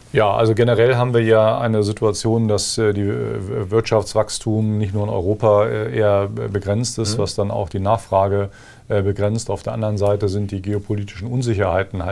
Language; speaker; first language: German; native; German